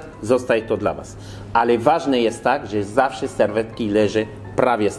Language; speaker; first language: Polish; non-native, learner; French